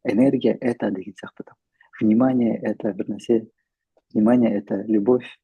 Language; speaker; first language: Russian; non-native, local second language; Kazakh